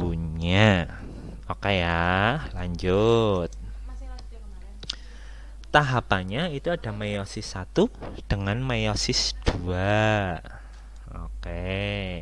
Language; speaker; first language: Indonesian; native; Indonesian